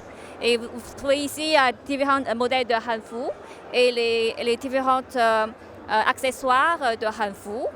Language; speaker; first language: French; non-native, fluent; Chinese